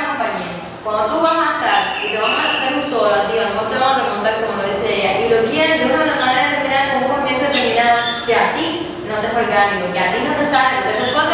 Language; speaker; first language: Spanish; native; Spanish